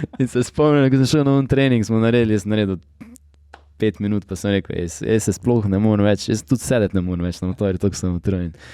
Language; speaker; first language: Slovenian; native; Slovenian